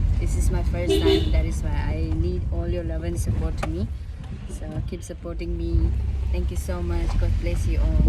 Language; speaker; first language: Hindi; non-native, local second language; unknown